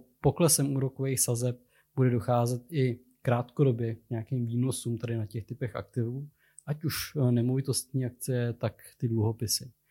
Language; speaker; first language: Czech; native; Czech